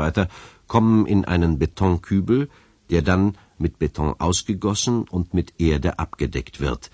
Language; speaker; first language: German; native; German